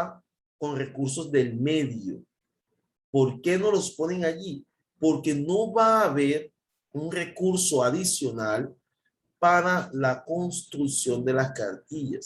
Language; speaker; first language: Spanish; native; Spanish